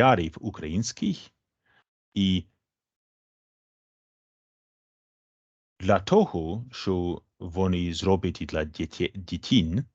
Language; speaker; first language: Ukrainian; non-native, fluent; English